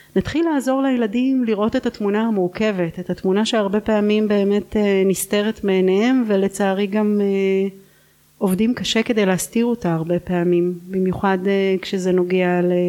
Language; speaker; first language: Hebrew; native; Hebrew